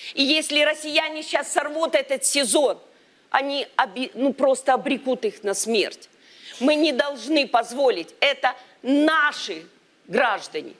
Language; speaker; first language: Russian; native; Russian